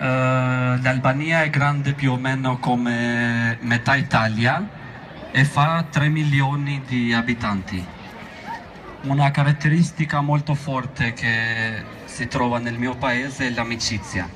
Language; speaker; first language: Italian; non-native, fluent; Albanian